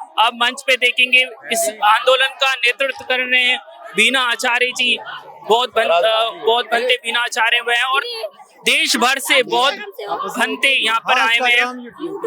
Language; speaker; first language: Hindi; native; Hindi